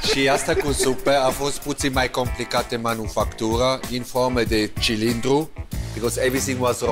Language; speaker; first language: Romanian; non-native, learner; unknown